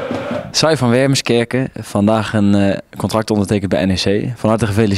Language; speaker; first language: Dutch; native; Dutch